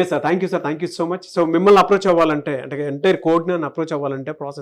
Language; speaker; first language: Telugu; native; Telugu